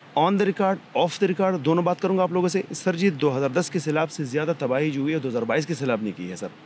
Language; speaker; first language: Urdu; non-native, local second language; Pashto